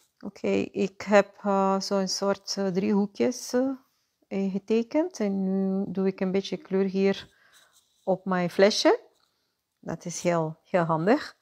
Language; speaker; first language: Dutch; non-native, fluent; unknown